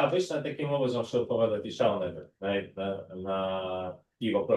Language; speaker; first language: Russian; native; Russian